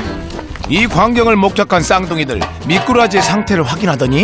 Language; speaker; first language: Korean; native; Korean